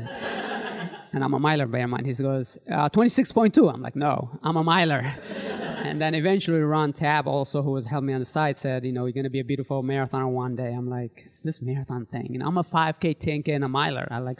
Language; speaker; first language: English; early bilingual, other home language; Tigrinya